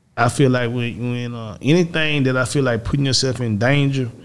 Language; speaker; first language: English; native; English